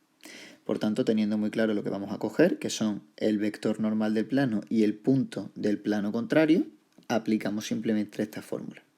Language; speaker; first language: Spanish; native; Spanish